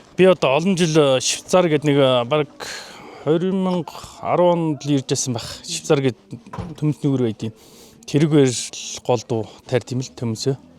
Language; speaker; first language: Mongolian; non-native, local second language; Kazakh